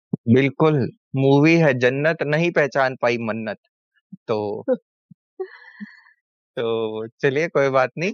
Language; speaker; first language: Hindi; native; Hindi